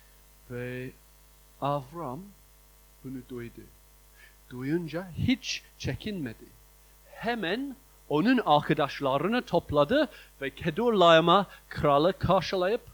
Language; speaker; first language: Turkish; non-native, fluent; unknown